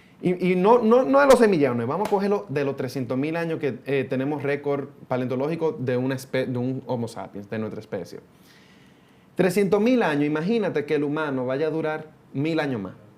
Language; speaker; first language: Spanish; native; Spanish